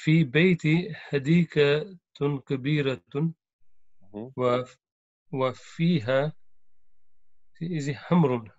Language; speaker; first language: Arabic; non-native, learner; English